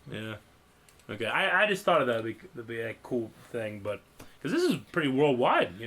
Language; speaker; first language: English; native; English